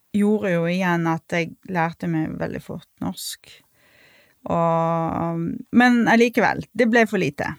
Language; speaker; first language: Norwegian; non-native, fluent; Russian